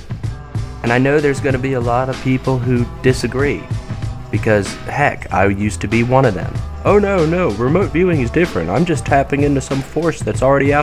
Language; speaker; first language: English; native; English